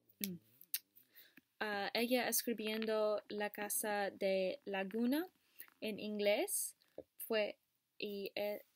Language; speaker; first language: Spanish; non-native, learner; English